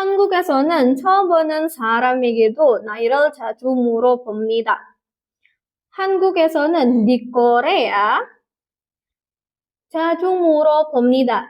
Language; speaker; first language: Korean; non-native, fluent; Indonesian